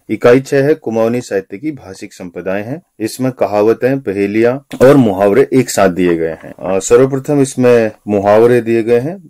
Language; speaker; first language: Hindi; non-native, local second language; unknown